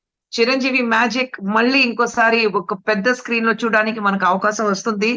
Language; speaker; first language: Telugu; non-native, fluent; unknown